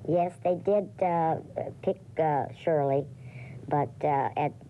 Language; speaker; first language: English; native; English